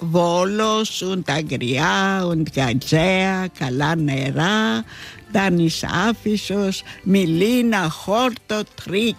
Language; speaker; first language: German; non-native, learner; Greek